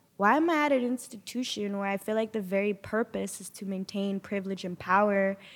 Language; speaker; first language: English; native; English